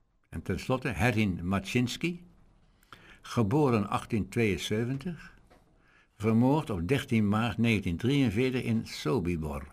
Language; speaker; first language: Dutch; native; Dutch